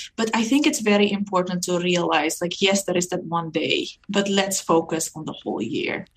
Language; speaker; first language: English; non-native, fluent; Dutch